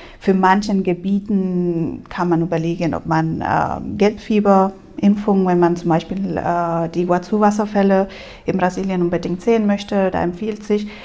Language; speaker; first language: German; non-native, fluent; Spanish